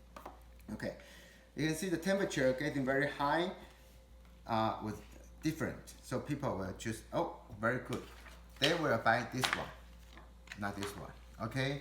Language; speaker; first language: English; non-native, learner; Chinese